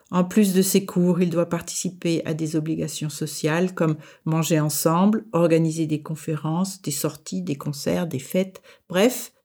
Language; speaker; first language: French; native; French